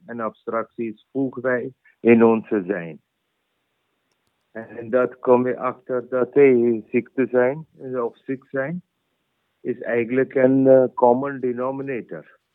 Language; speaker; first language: Dutch; non-native, fluent; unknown